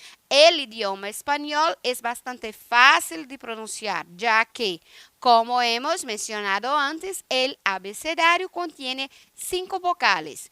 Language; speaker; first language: Spanish; non-native, fluent; Portuguese